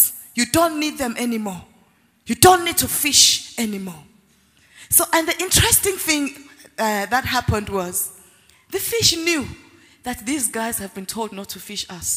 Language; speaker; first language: English; non-native, local second language; Zulu